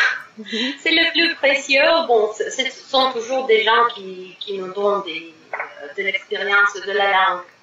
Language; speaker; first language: French; non-native, fluent; Russian